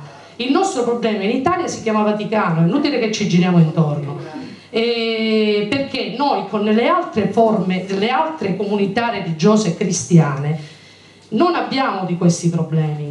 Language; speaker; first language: Italian; native; Italian